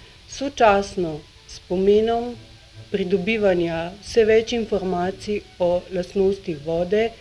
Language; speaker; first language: Slovenian; native; Slovenian